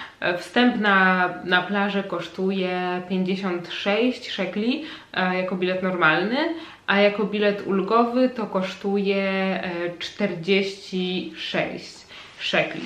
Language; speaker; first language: Polish; native; Polish